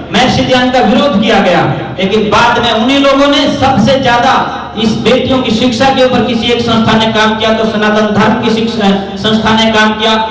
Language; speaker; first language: Hindi; native; Hindi